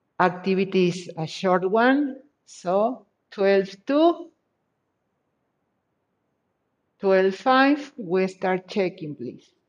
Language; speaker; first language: English; non-native, fluent; Spanish